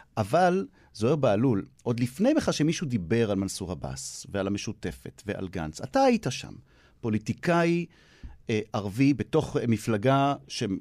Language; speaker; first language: Hebrew; native; Hebrew